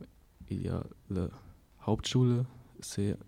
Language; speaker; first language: French; non-native, learner; German